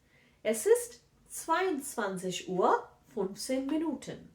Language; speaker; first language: German; non-native, fluent; Hindi